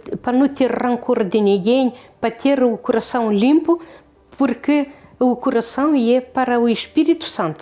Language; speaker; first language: Portuguese; non-native, fluent; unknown